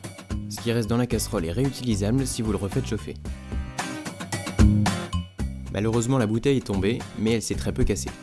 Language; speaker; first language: French; native; French